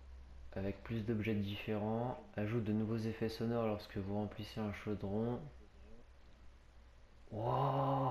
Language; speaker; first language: French; native; French